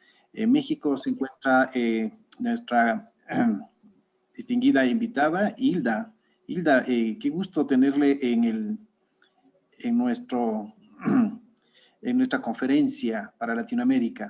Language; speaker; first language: Spanish; native; Spanish